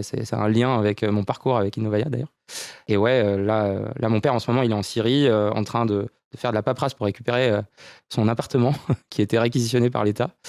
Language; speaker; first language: French; early bilingual, other home language; Romanian